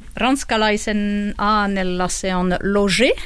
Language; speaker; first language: Finnish; non-native, learner; French